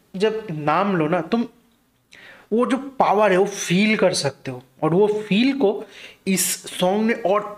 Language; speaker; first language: Hindi; non-native, local second language; Bangla